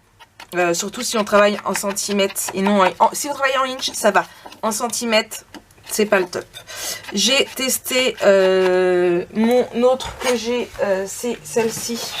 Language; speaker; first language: French; native; French